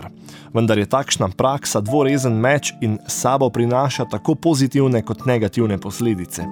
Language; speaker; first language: Slovenian; native; Slovenian